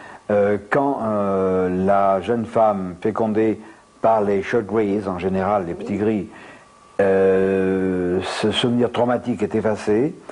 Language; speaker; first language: French; native; French